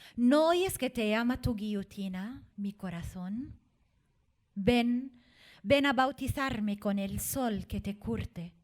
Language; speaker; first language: Spanish; non-native, fluent; Arabic